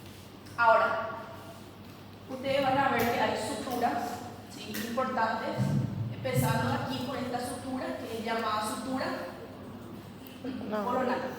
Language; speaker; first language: Spanish; native; Spanish